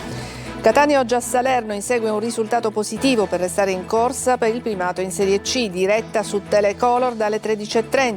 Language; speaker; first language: Italian; native; Italian